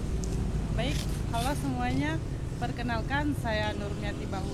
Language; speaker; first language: Indonesian; native; Indonesian